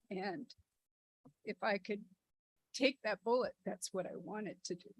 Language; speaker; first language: English; native; English